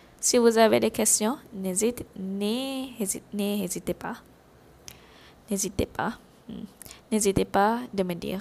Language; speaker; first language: French; non-native, fluent; Malay